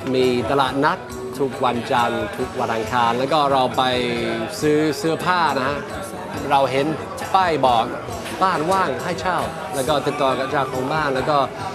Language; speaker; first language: Thai; non-native, fluent; English